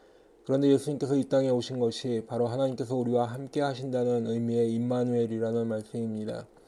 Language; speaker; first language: Korean; native; Korean